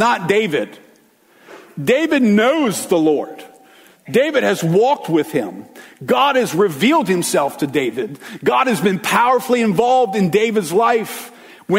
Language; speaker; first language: English; native; English